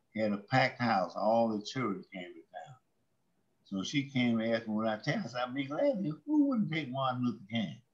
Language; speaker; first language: English; native; English